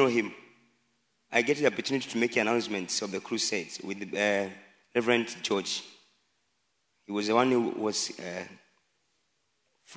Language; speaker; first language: English; non-native, local second language; Swahili